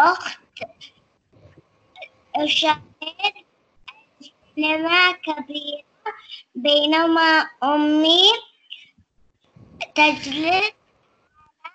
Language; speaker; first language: Arabic; non-native, learner; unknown